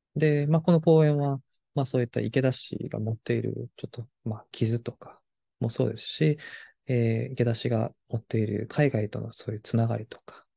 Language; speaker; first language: Japanese; non-native, fluent; Korean